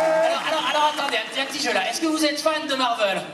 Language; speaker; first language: French; native; French